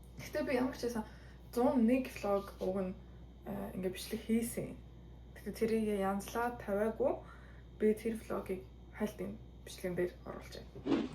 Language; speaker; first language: Mongolian; early bilingual, heritage; Mongolian